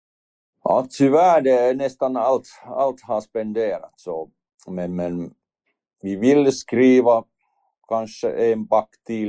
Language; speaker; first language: Swedish; non-native, learner; Finnish